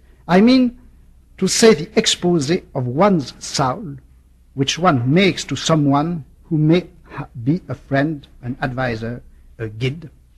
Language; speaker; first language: English; non-native, fluent; French